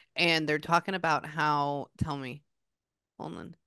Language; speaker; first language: English; native; English